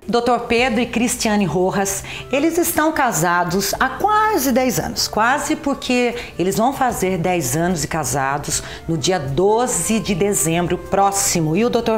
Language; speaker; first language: Portuguese; native; Portuguese